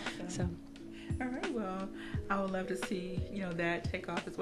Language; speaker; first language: English; native; English